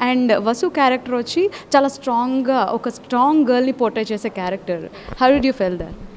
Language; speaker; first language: Telugu; native; Telugu